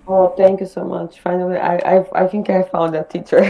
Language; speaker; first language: English; non-native, learner; Portuguese